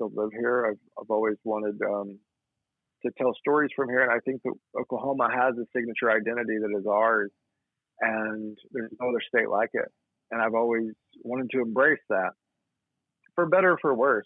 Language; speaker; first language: English; native; English